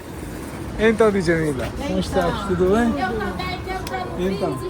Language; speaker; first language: Portuguese; non-native, learner; Urdu